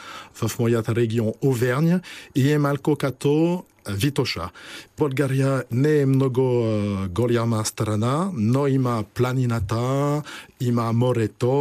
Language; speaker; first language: Bulgarian; non-native, learner; French